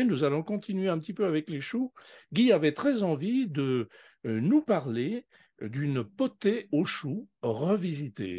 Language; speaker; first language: French; native; French